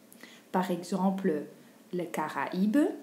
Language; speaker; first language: French; non-native, fluent; Dutch